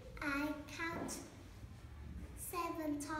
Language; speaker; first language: English; non-native, learner; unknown